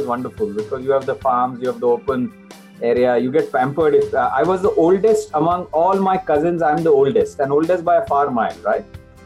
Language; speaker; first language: English; non-native, local second language; Marathi